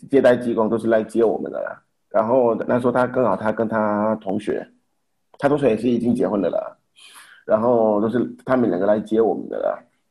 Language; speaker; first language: Chinese; non-native, fluent; Haitian Creole